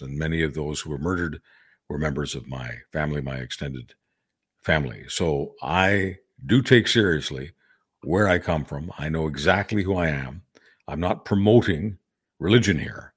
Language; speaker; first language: English; native; English